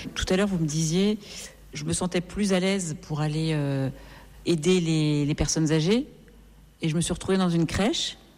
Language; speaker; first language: French; native; French